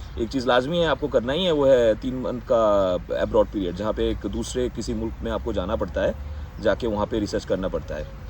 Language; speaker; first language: Hindi; non-native, local second language; Bangla